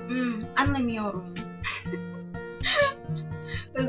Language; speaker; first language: Turkish; non-native, learner; Indonesian